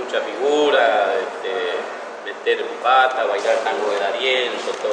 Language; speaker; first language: Spanish; native; Spanish